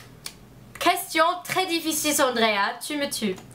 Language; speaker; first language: French; non-native, learner; English